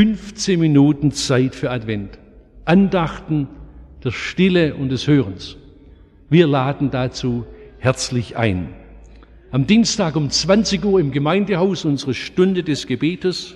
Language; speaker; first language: German; native; German